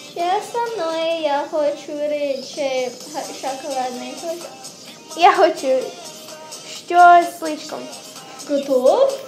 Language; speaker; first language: Russian; non-native, learner; English